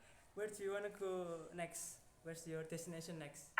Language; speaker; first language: English; non-native, learner; Indonesian